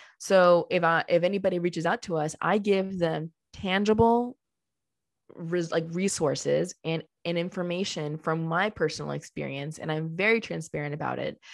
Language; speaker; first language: English; early bilingual, other home language; Spanish